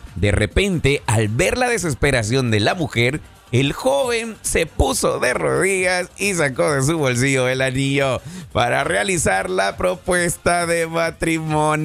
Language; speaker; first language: Spanish; native; Spanish